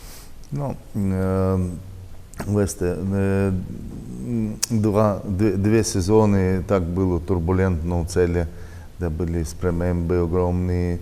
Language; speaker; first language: Slovenian; non-native, learner; Russian